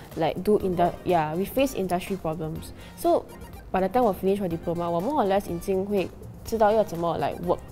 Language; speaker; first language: English; native; English